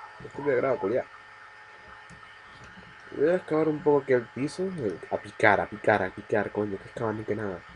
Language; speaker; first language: Spanish; native; Spanish